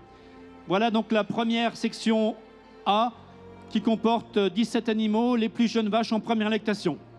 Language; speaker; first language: French; native; French